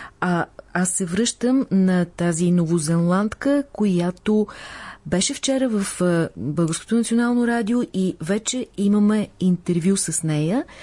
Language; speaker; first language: Bulgarian; native; Bulgarian